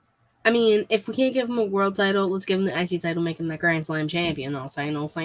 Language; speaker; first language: English; native; English